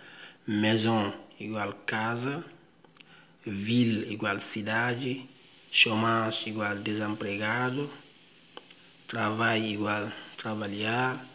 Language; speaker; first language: Portuguese; non-native, fluent; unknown